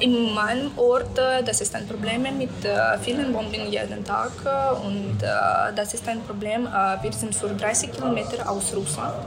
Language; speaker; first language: German; non-native, learner; Ukrainian